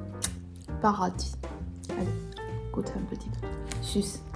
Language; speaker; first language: French; non-native, learner; Chinese